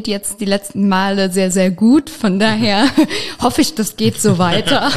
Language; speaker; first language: German; native; German